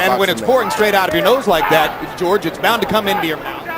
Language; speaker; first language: English; native; English